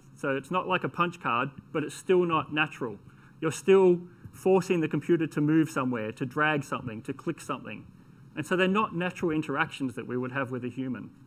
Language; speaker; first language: English; native; English